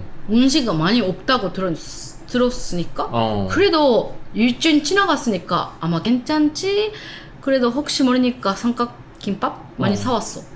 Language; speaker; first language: Korean; non-native, learner; Japanese